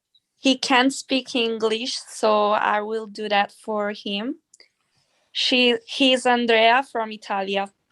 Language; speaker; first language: English; non-native, fluent; Italian